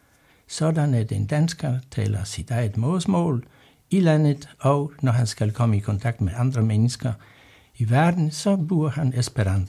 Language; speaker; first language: Danish; non-native, fluent; Polish